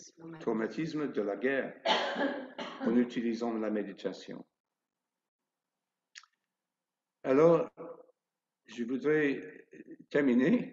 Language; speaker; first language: French; non-native, fluent; English